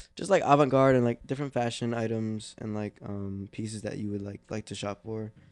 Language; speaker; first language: English; native; English